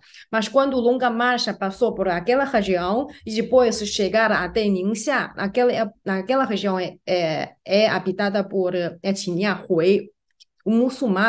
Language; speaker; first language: Portuguese; non-native, fluent; Chinese